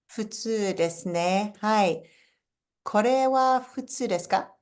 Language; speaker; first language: Japanese; non-native, fluent; English